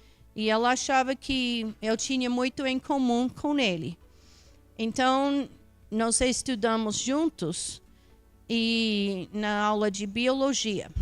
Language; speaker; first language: Portuguese; non-native, fluent; English